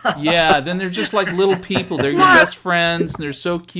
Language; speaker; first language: English; native; English